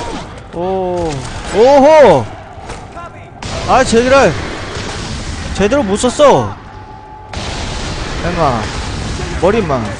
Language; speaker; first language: Korean; native; Korean